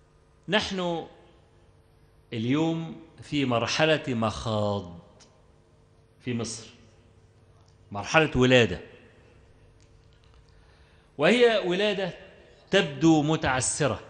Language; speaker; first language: Arabic; native; Arabic